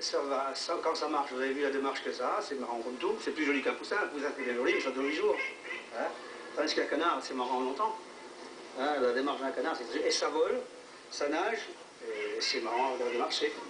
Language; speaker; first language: French; native; French